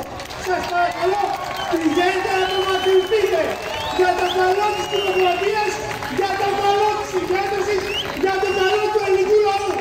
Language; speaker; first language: Greek; native; Greek